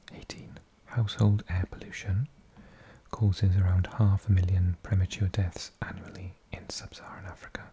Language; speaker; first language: English; native; English